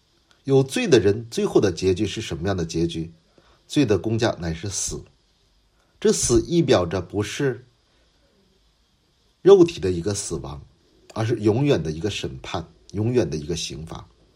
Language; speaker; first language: Chinese; non-native, fluent; Korean